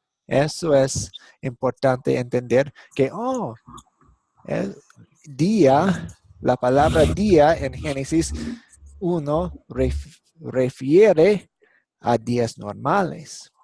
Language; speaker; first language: Spanish; non-native, fluent; English